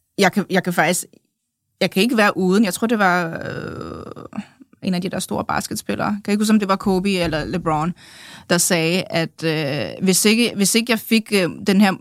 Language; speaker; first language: Danish; early bilingual, other home language; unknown